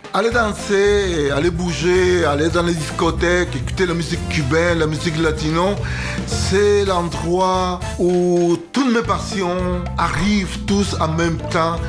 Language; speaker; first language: French; non-native, fluent; Spanish